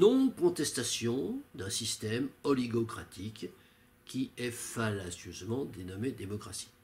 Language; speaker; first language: French; native; French